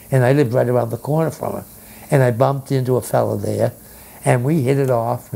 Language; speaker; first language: English; native; English